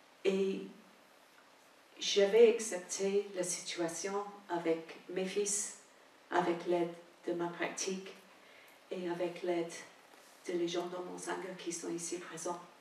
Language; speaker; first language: French; non-native, fluent; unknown